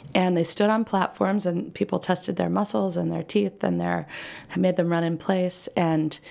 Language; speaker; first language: English; native; English